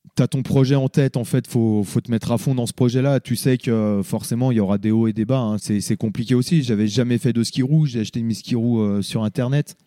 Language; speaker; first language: French; native; French